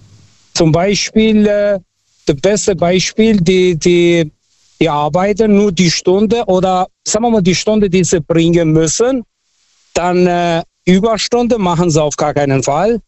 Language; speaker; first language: German; non-native, fluent; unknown